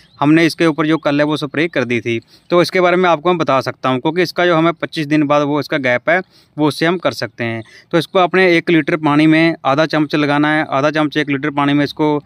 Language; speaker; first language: Hindi; non-native, local second language; Punjabi